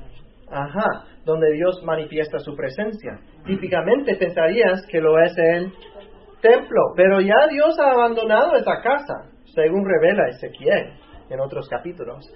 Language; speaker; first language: Spanish; native; Spanish